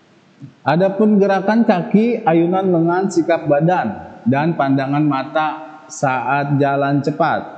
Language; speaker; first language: Indonesian; native; Indonesian